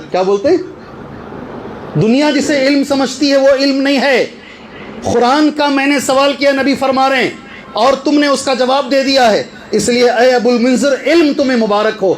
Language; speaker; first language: Urdu; native; Urdu